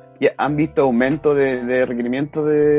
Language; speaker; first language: Spanish; native; Spanish